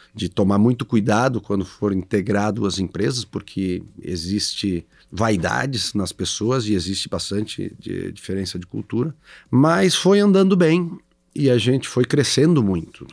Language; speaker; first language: Portuguese; native; Portuguese